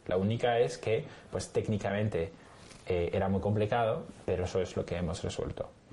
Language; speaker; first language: Spanish; non-native, fluent; French